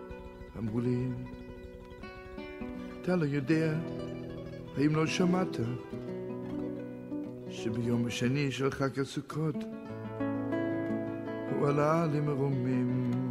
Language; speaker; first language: Hebrew; non-native, fluent; Yiddish